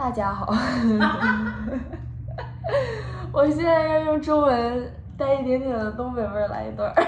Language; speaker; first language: Chinese; early bilingual, heritage; Chinese